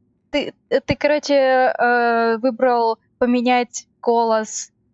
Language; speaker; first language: Russian; native; Russian